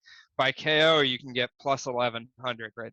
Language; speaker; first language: English; native; English